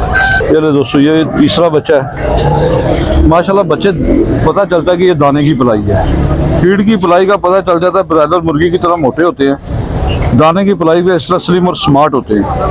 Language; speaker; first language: Hindi; non-native, local second language; Punjabi